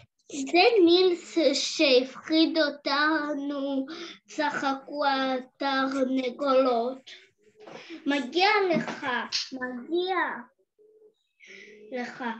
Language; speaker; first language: Hebrew; non-native, learner; Russian